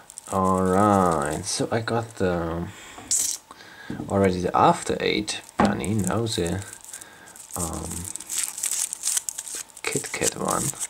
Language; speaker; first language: English; non-native, fluent; German